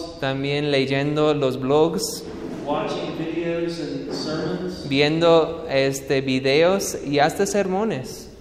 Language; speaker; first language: Spanish; non-native, fluent; English